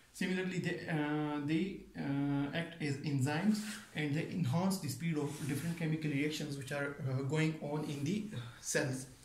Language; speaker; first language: English; non-native, local second language; Pashto